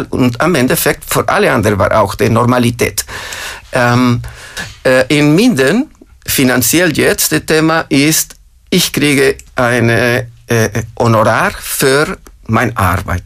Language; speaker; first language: German; non-native, fluent; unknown